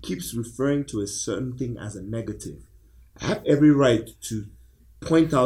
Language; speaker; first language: English; non-native, local second language; Igbo